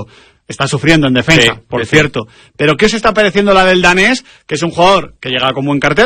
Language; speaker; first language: Spanish; native; Spanish